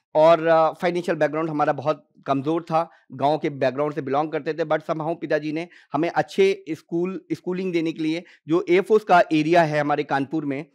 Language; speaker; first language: Hindi; native; Hindi